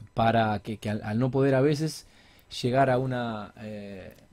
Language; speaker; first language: Spanish; native; Spanish